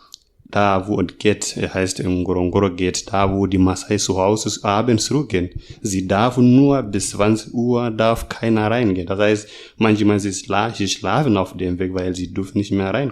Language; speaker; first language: German; non-native, learner; Masai